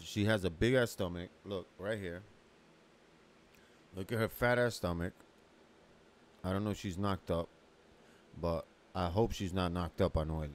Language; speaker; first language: English; early bilingual, other home language; Spanish